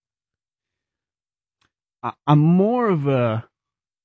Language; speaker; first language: English; native; English